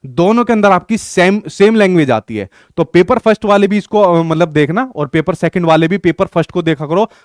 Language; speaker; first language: Hindi; native; Hindi